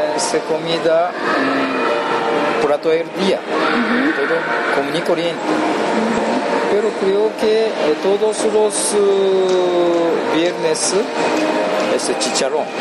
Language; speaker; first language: Spanish; non-native, learner; Japanese